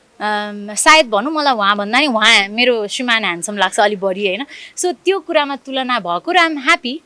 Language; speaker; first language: Nepali; native; Nepali